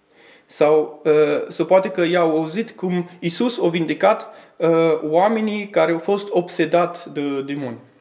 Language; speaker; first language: Romanian; early bilingual, heritage; Romanian